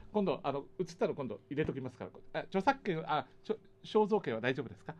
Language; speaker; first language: Japanese; native; Japanese